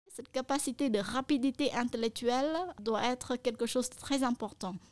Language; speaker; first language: French; non-native, fluent; Khmer